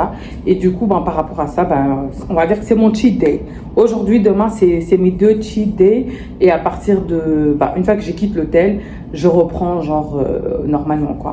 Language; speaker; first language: French; native; French